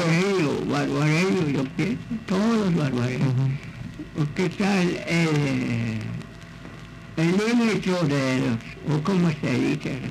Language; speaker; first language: Spanish; non-native, local second language; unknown